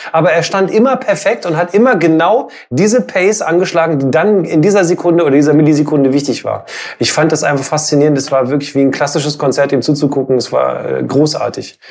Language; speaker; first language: German; native; German